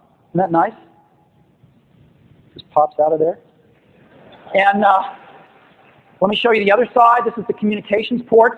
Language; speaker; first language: English; native; English